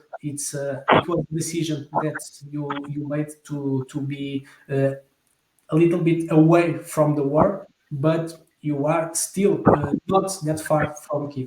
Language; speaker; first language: English; non-native, fluent; Portuguese